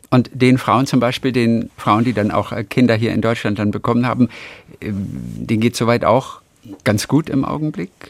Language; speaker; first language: German; native; German